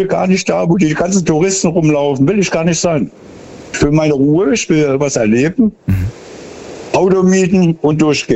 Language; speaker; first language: German; native; German